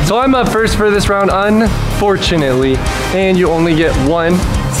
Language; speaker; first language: English; native; English